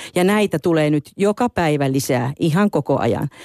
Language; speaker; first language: Finnish; native; Finnish